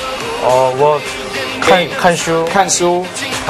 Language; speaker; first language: Chinese; non-native, learner; Korean